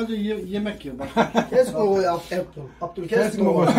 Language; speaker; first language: Korean; non-native, learner; Turkish